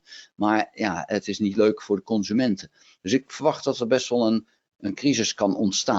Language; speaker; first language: Dutch; native; Dutch